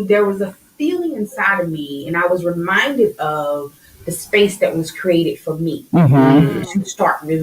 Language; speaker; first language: English; native; English